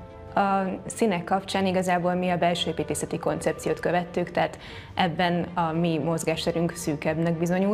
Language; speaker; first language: Hungarian; native; Hungarian